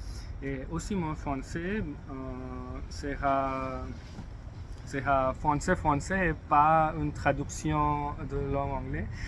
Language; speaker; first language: French; non-native, learner; English